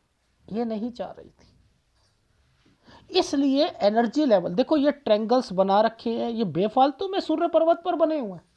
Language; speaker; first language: Hindi; native; Hindi